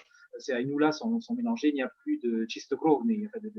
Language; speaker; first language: French; native; French